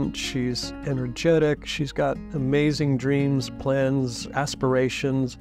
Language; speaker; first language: English; native; English